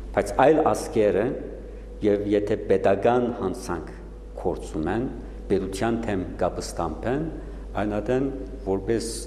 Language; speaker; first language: Armenian; early bilingual, heritage; Armenian